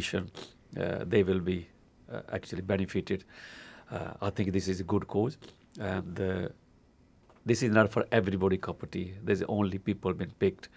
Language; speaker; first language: English; non-native, local second language; Punjabi